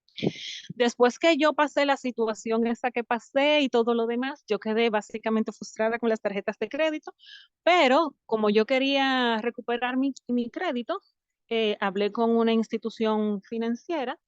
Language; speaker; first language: Spanish; native; Spanish